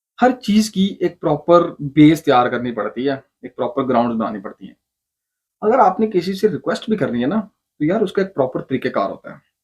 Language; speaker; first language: Urdu; non-native, local second language; Punjabi